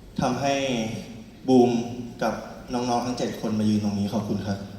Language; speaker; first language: Thai; native; Thai